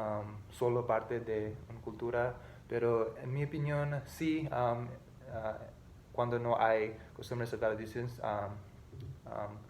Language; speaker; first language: Spanish; non-native, learner; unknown